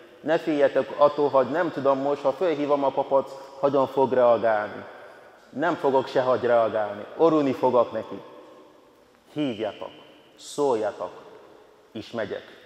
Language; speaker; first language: Hungarian; non-native, fluent; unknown